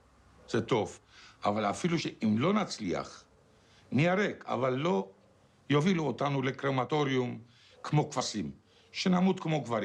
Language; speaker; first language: Hebrew; non-native, fluent; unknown